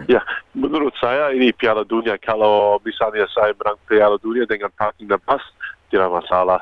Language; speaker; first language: Indonesian; non-native, fluent; Croatian